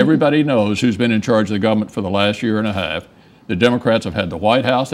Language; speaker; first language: English; native; English